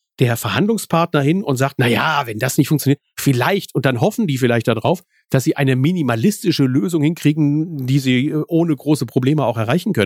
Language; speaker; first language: German; native; German